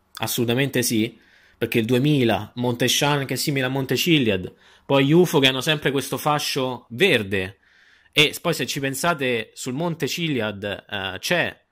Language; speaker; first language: Italian; native; Italian